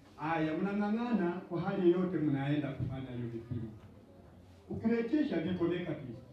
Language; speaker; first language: Swahili; non-native, local second language; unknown